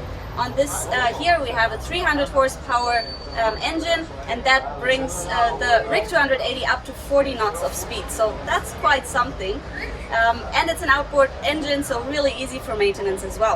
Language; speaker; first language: English; non-native, fluent; German